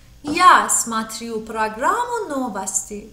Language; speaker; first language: Russian; non-native, fluent; Persian